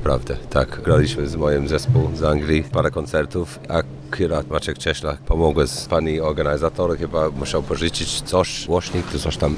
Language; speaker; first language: Polish; non-native, learner; English